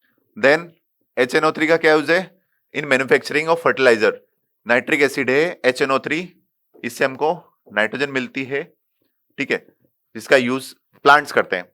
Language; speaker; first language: Hindi; native; Hindi